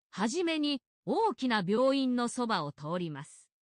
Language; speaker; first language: Japanese; non-native, learner; English